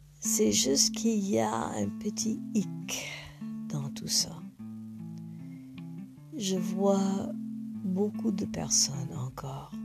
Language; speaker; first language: French; non-native, fluent; English